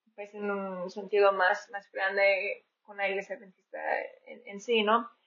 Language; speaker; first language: Spanish; non-native, fluent; English